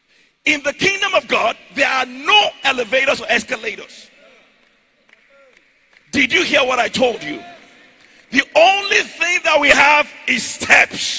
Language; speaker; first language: English; non-native, local second language; Yoruba